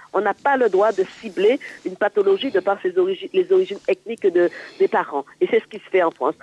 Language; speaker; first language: French; native; French